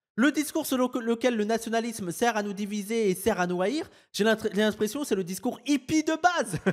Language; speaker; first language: French; native; French